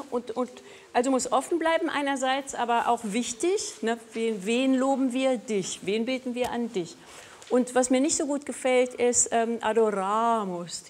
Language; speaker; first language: German; native; German